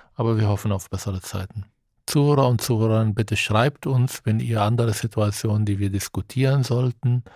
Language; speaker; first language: German; non-native, fluent; Arabic